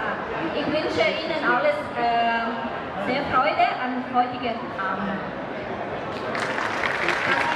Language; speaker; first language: German; non-native, learner; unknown